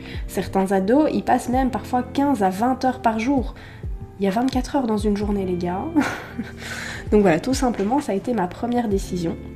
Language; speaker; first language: French; native; French